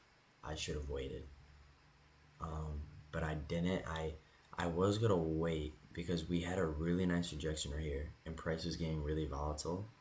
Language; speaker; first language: English; native; English